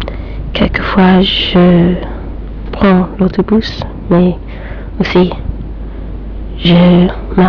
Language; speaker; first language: French; non-native, learner; English